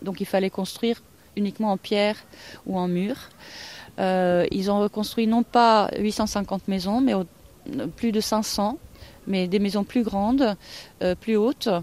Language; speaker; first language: French; non-native, fluent; Norwegian